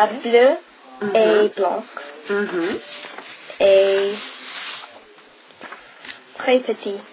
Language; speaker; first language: French; non-native, learner; English